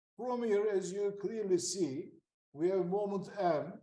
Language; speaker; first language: English; non-native, fluent; Turkish